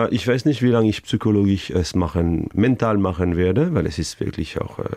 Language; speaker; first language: German; non-native, fluent; French